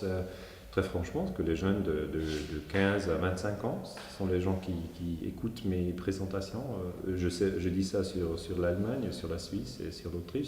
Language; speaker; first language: French; non-native, fluent; German